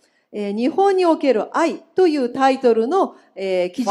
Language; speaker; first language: Japanese; native; Japanese